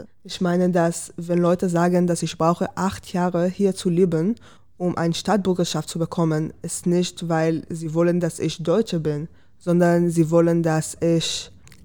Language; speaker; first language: German; non-native, fluent; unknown